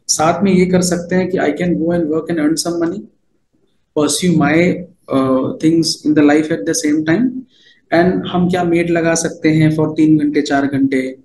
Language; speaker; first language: Hindi; native; Hindi